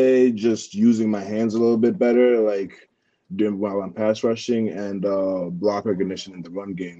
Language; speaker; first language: English; early bilingual, other home language; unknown